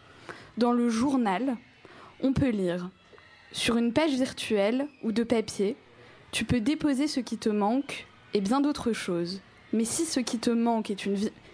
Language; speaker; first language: French; native; French